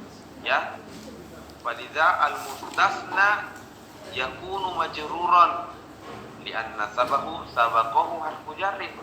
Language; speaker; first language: Arabic; non-native, fluent; Indonesian